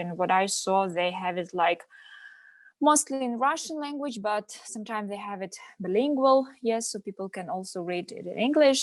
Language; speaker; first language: English; non-native, fluent; Ukrainian